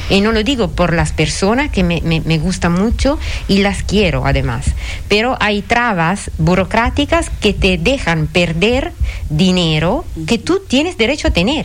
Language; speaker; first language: Spanish; non-native, fluent; Italian